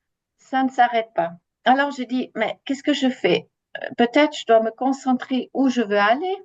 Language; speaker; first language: French; non-native, fluent; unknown